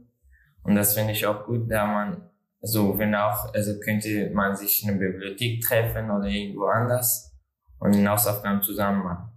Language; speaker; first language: German; non-native, learner; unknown